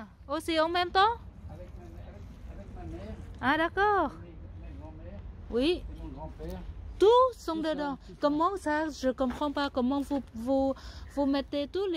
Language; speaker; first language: French; non-native, learner; Vietnamese